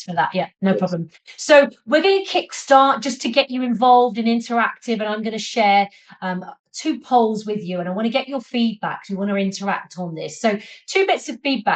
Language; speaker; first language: English; native; English